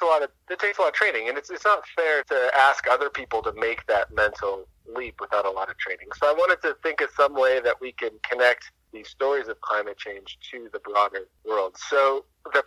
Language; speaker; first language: English; native; English